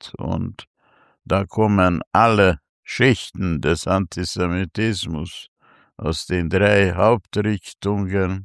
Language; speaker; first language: German; non-native, fluent; Hungarian